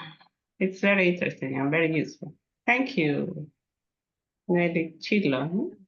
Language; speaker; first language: English; non-native, fluent; Spanish